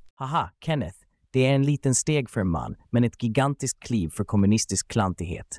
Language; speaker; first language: Swedish; native; Swedish